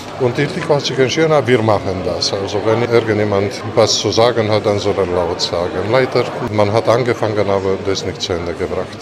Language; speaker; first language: German; non-native, fluent; Romanian